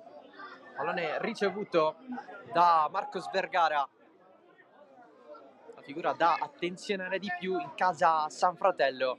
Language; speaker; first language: Italian; native; Italian